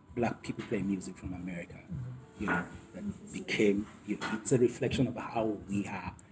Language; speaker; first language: English; non-native, local second language; Yoruba